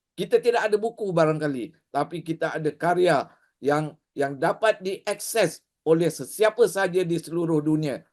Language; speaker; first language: Malay; native; Malay